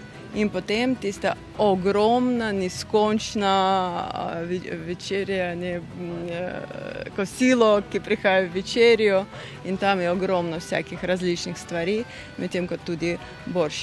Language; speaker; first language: Slovenian; non-native, fluent; Russian